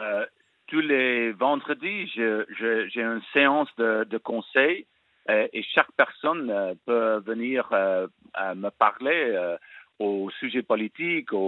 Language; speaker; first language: French; non-native, learner; English